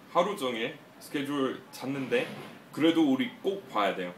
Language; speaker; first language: Korean; non-native, fluent; English